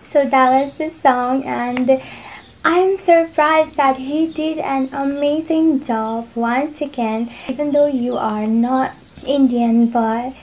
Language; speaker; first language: English; non-native, local second language; Nepali